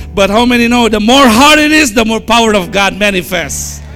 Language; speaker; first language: English; non-native, fluent; Indonesian